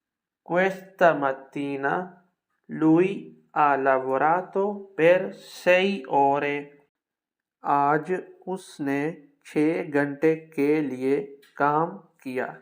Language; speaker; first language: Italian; non-native, fluent; Urdu